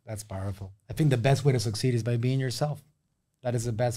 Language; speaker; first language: English; native; English